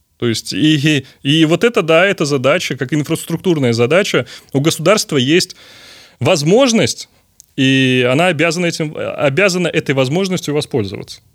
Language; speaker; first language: Russian; native; Russian